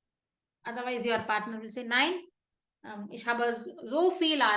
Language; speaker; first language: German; non-native, fluent; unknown